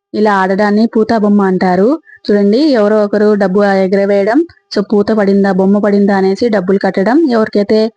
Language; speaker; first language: Telugu; native; Telugu